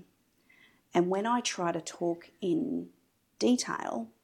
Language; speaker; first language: English; native; English